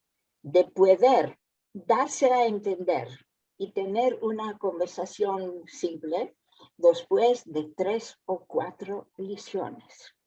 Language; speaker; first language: Spanish; early bilingual, heritage; Ladino